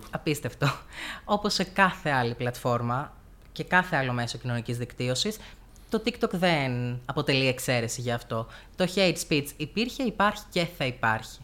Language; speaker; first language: Greek; native; Greek